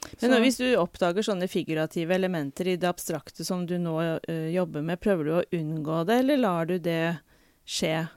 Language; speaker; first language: Norwegian; native; Norwegian